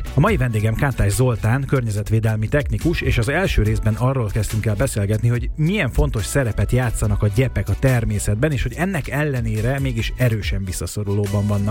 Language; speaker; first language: Hungarian; native; Hungarian